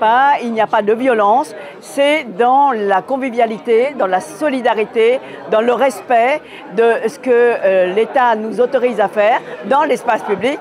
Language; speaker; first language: French; native; French